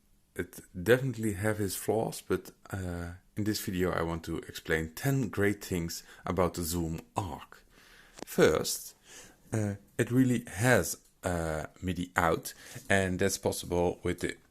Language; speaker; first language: English; non-native, fluent; Dutch